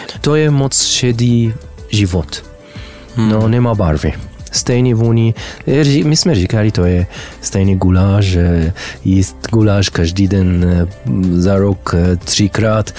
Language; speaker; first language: Czech; non-native, learner; Arabic